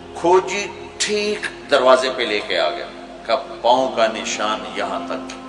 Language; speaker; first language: Urdu; non-native, local second language; Punjabi